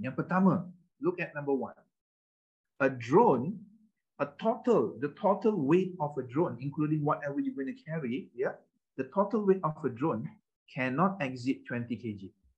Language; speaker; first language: English; non-native, local second language; Malay